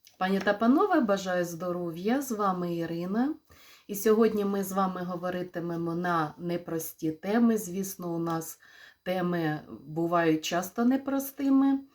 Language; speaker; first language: Ukrainian; non-native, local second language; Russian